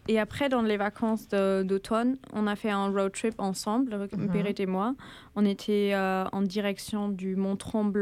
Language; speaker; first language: French; non-native, fluent; German